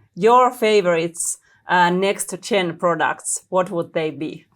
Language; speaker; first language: English; non-native, fluent; Finnish